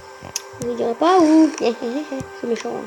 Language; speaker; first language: French; native; French